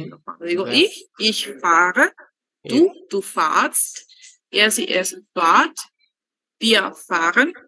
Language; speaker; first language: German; non-native, learner; Spanish